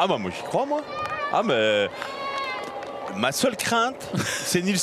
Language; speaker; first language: French; native; French